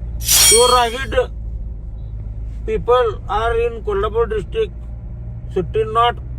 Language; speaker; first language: English; non-native, learner; Marathi